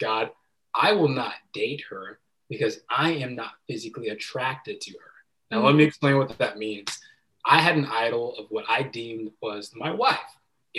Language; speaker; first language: English; native; English